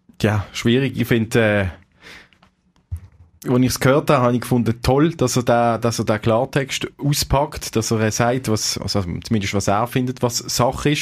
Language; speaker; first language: German; native; German